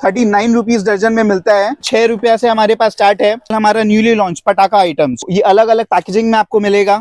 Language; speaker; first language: Hindi; non-native, local second language; Bangla